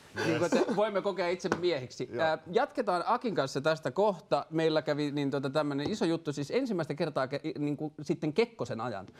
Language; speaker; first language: Finnish; native; Finnish